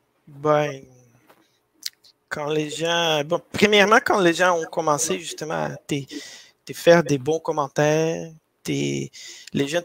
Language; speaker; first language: French; non-native, fluent; Portuguese